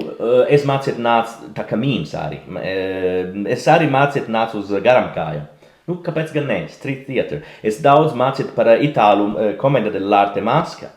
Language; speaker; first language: Latvian; non-native, learner; Italian